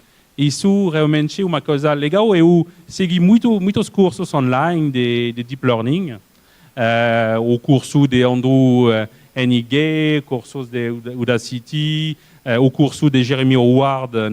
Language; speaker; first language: Portuguese; non-native, fluent; French